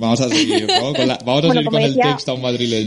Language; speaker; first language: Spanish; native; Spanish